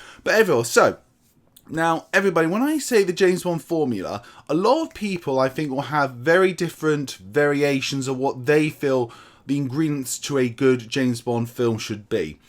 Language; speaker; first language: English; native; English